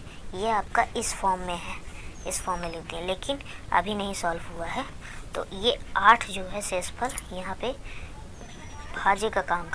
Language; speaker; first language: Hindi; native; Hindi